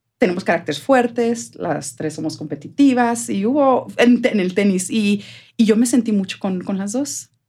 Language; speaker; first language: Spanish; native; Spanish